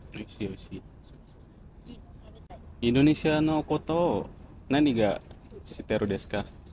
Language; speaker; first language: Japanese; non-native, learner; Indonesian